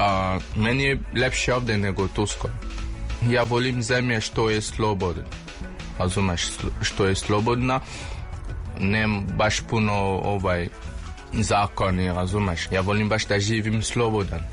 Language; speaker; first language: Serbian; non-native, learner; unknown